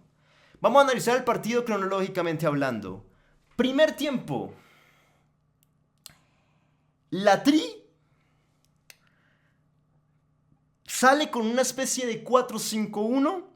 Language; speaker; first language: Spanish; native; Spanish